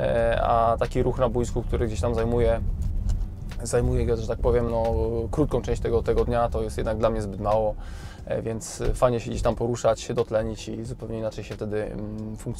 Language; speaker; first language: Polish; native; Polish